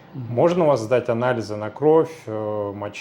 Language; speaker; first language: Russian; native; Russian